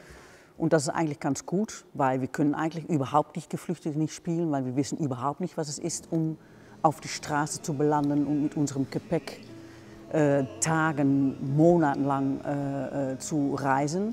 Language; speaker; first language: German; non-native, fluent; Dutch